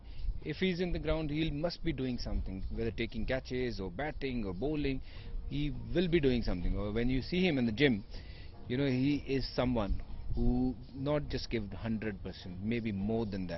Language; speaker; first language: English; non-native, local second language; Punjabi